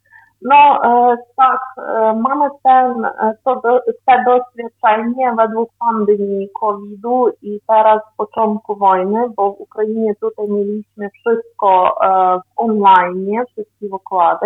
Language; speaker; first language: Polish; non-native, fluent; Ukrainian